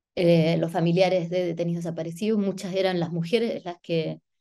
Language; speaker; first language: Spanish; native; Spanish